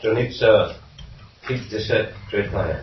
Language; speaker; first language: Russian; non-native, fluent; English